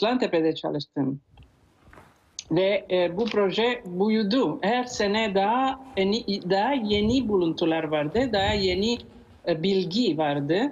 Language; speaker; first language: Turkish; non-native, learner; Italian